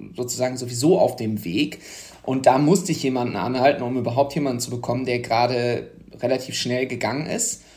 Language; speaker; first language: German; native; German